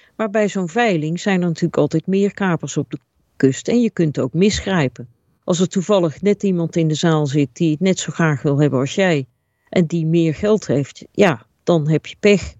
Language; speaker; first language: Dutch; native; Dutch